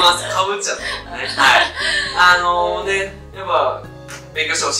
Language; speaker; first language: Japanese; native; Japanese